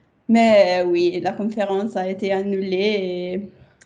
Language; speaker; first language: French; non-native, fluent; Italian